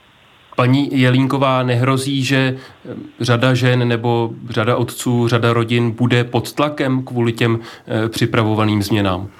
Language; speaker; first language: Czech; native; Czech